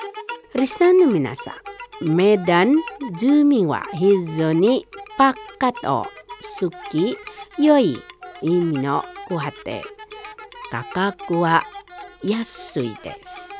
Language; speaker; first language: Japanese; non-native, fluent; Indonesian